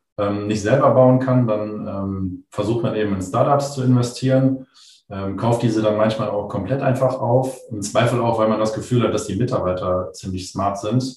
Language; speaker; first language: German; native; German